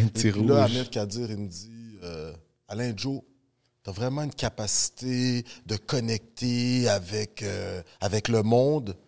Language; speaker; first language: French; native; French